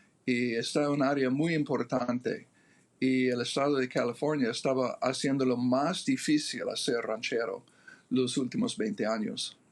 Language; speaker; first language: Spanish; non-native, fluent; English